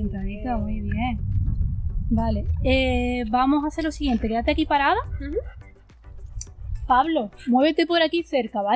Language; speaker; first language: Spanish; native; Spanish